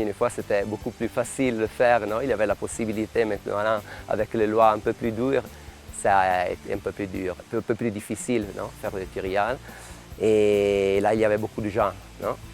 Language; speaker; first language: French; non-native, local second language; Italian